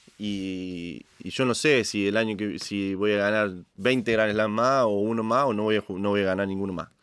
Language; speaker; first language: Spanish; native; Spanish